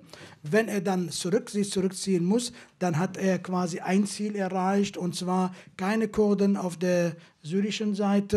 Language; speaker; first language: German; non-native, fluent; Kurdish